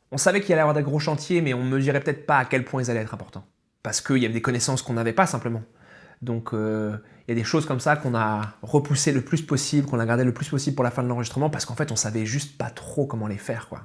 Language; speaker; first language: French; native; French